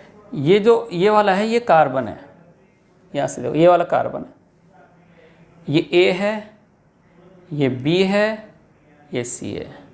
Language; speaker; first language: Hindi; native; Hindi